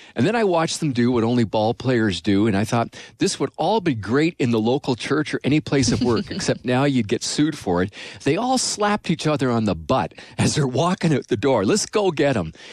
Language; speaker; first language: English; native; English